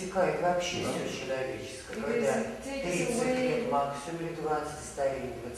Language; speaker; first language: Russian; native; Russian